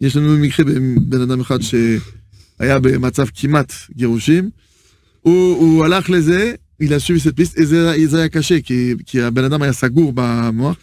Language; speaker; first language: Hebrew; non-native, fluent; French